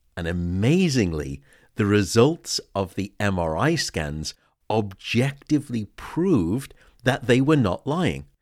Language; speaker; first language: English; native; English